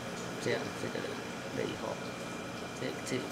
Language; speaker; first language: Chinese; non-native, learner; Japanese